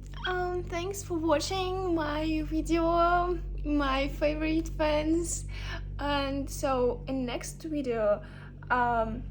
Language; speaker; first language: English; non-native, learner; Russian